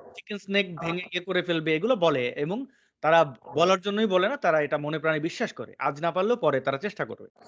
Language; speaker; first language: Bangla; native; Bangla